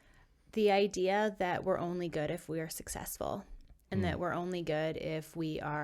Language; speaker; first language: English; native; English